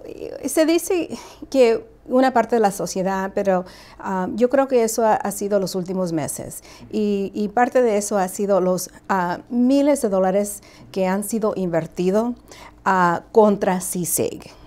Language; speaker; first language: Spanish; early bilingual, heritage; Spanish